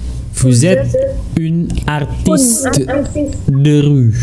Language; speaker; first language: French; non-native, fluent; Indonesian